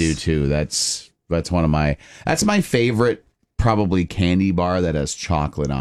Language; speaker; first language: English; native; English